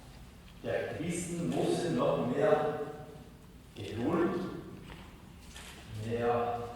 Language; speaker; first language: German; non-native, fluent; Spanish